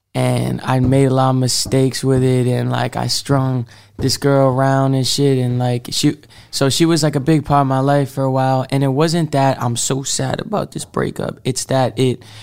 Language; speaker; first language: English; native; English